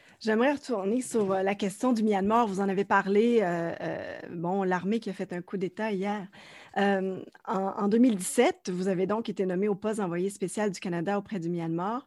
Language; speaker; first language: French; native; French